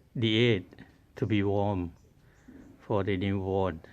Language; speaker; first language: English; non-native, learner; Thai